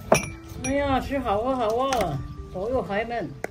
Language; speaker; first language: Chinese; native; Chinese